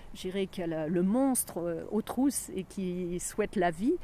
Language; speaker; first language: French; native; French